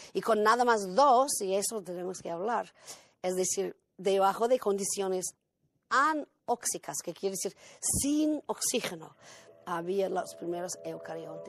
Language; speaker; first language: Spanish; non-native, fluent; English